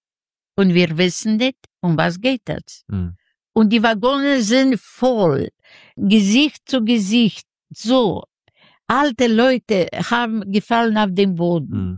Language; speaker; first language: German; non-native, learner; Russian